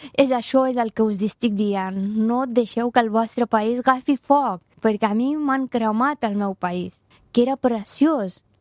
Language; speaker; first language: Catalan; non-native, fluent; Persian